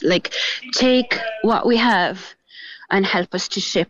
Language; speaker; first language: English; non-native, fluent; Polish